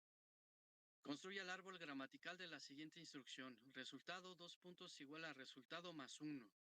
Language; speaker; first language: Spanish; native; Spanish